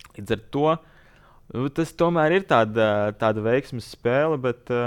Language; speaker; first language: Latvian; native; Latvian